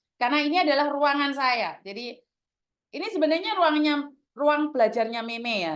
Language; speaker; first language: Indonesian; non-native, local second language; Javanese